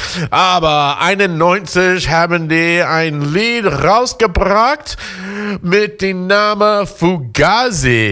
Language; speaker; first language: German; non-native, fluent; English